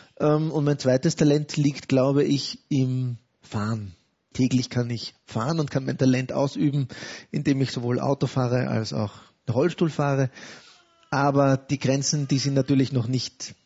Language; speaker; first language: German; native; German